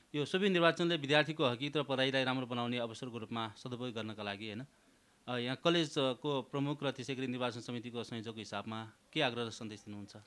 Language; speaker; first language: Nepali; native; Nepali